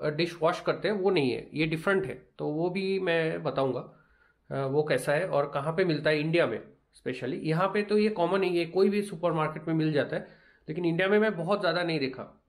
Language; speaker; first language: Hindi; non-native, local second language; Bangla